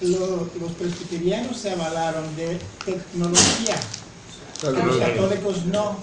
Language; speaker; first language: Spanish; native; Spanish